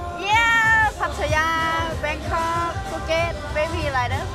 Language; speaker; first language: English; non-native, learner; Thai